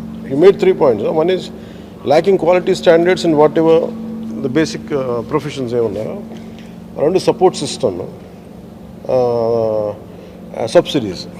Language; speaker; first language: English; non-native, local second language; Telugu